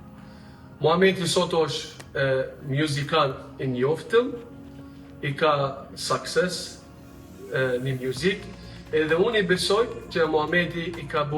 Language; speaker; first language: Albanian; early bilingual, heritage; Albanian